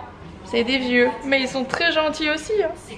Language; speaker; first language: French; native; French